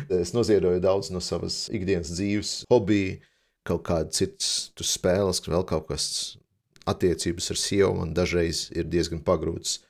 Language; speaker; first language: Latvian; non-native, local second language; Russian